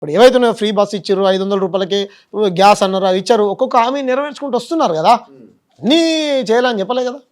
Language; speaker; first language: Telugu; native; Telugu